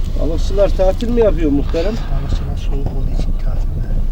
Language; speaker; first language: Turkish; native; Turkish